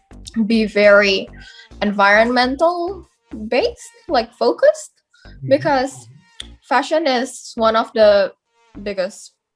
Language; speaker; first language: English; non-native, fluent; Indonesian